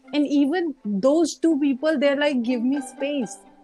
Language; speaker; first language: English; early bilingual, other home language; Punjabi